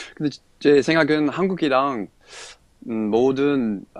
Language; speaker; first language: Korean; non-native, fluent; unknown